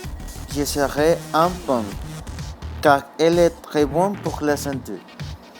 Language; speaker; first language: French; non-native, learner; Spanish